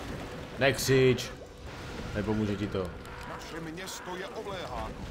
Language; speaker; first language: Czech; native; Czech